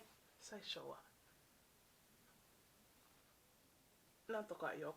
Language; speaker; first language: Japanese; non-native, learner; English